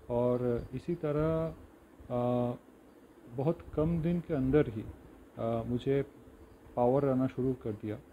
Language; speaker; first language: Hindi; non-native, local second language; Bangla